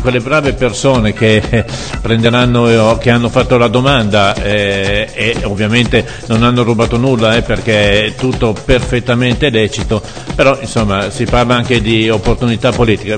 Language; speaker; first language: Italian; native; Italian